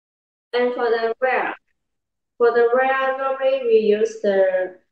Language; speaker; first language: English; non-native, learner; Chinese